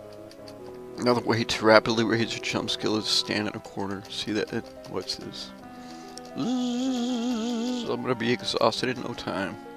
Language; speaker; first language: English; native; English